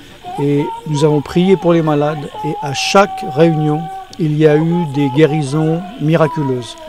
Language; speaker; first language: French; native; French